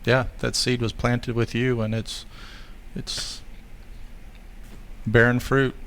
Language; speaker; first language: English; native; English